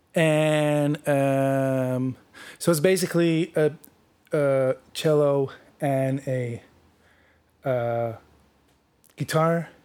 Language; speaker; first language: English; non-native, fluent; Dutch